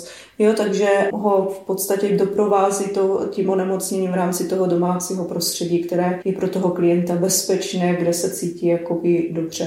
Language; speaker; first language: Czech; native; Czech